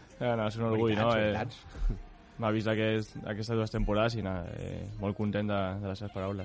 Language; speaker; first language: Catalan; non-native, local second language; Spanish